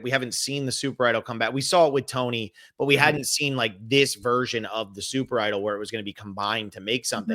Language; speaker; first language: English; native; English